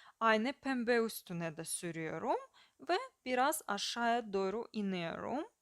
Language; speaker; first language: Turkish; non-native, fluent; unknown